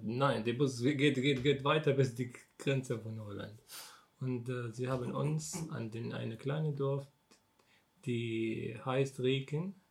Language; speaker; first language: German; non-native, learner; Arabic